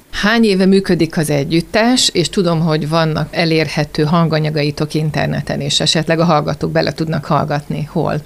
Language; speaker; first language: Hungarian; native; Hungarian